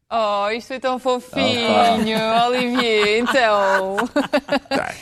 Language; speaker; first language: Portuguese; early bilingual, other home language; Ukrainian